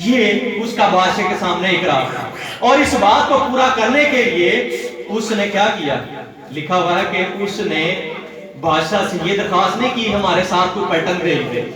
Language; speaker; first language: Urdu; native; Urdu